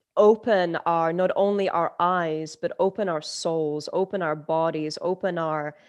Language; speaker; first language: English; early bilingual, other home language; Turkish